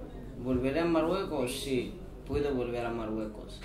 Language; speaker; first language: Spanish; non-native, learner; Arabic